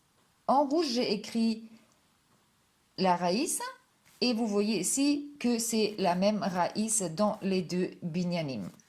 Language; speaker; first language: French; non-native, fluent; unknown